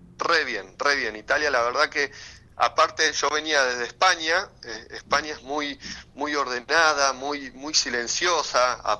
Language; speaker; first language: Spanish; native; Spanish